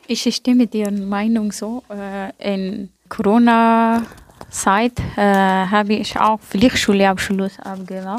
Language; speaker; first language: German; non-native, learner; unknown